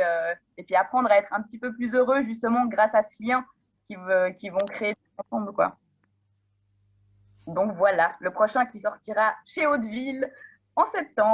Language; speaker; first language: French; native; French